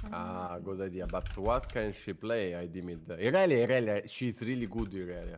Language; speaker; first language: English; non-native, learner; Italian